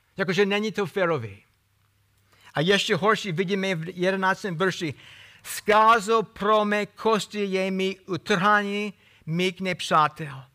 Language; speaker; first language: Czech; non-native, fluent; English